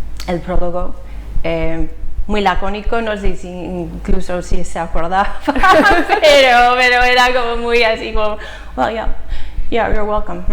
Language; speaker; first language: Spanish; non-native, fluent; English